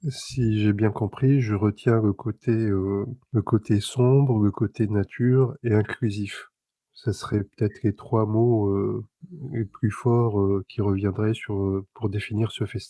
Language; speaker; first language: French; native; French